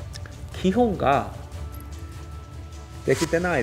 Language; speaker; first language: Japanese; non-native, learner; Korean